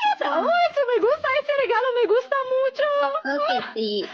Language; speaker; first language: Spanish; non-native, learner; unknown